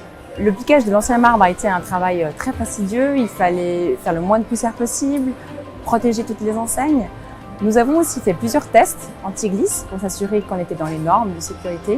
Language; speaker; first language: French; native; French